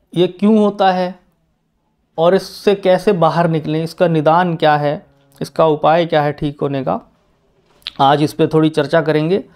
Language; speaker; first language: Hindi; native; Hindi